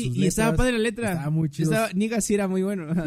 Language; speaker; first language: Spanish; native; Spanish